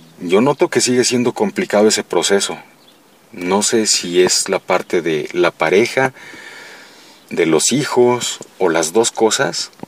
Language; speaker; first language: Spanish; native; Spanish